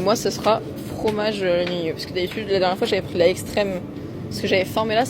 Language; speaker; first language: French; native; French